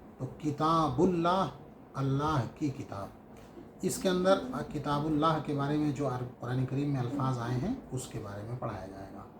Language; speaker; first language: Urdu; native; Urdu